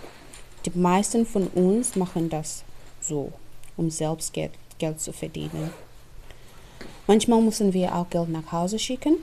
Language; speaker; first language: German; non-native, fluent; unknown